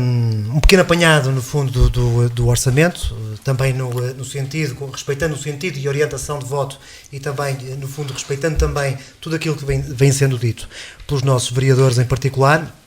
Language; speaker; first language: Portuguese; native; Portuguese